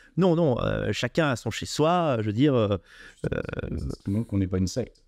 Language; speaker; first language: French; native; French